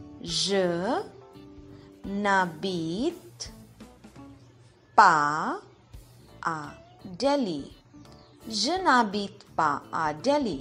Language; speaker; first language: French; non-native, fluent; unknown